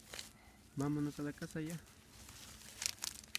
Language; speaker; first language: Spanish; native; Spanish